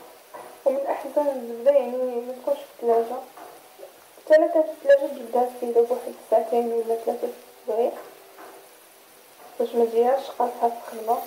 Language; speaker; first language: Arabic; native; Arabic